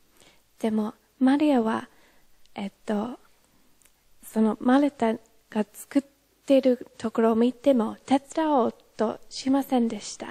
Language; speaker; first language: Japanese; non-native, fluent; English